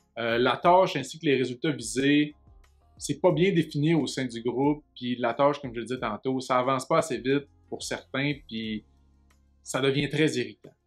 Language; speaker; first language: French; native; French